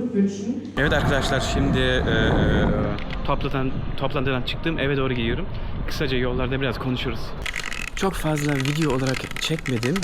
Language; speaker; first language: Turkish; early bilingual, heritage; Turkish